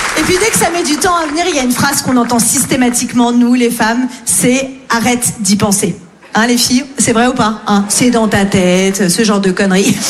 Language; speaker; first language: French; native; French